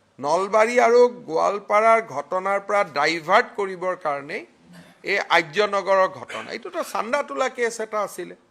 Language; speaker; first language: Assamese; native; Assamese